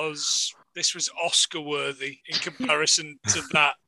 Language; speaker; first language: English; native; English